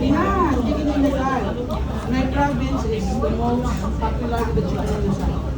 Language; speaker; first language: English; non-native, local second language; Filipino